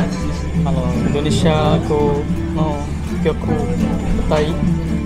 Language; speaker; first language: Japanese; non-native, fluent; Indonesian